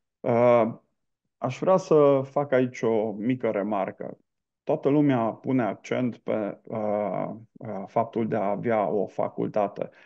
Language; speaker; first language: Romanian; non-native, local second language; Hungarian